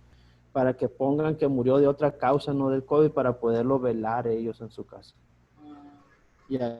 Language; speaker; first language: Spanish; native; Spanish